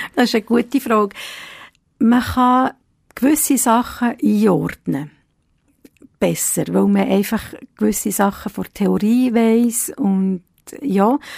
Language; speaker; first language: German; early bilingual, other home language; Italian